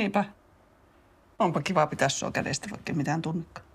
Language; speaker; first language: Finnish; native; Finnish